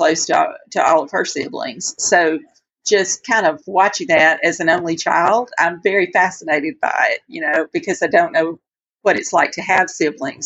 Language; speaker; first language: English; native; English